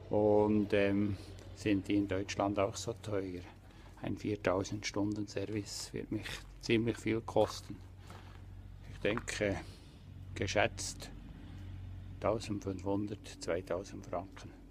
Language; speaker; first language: German; native; German